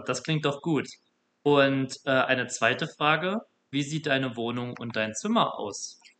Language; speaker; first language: German; native; German